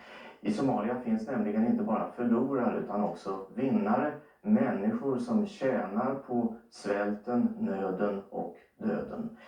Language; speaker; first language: Swedish; native; Swedish